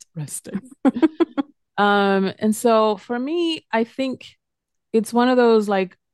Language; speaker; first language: English; early bilingual, other home language; Spanish